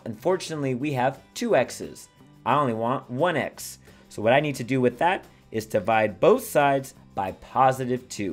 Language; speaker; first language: English; native; English